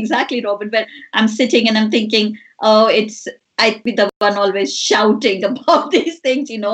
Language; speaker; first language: English; non-native, local second language; Hindi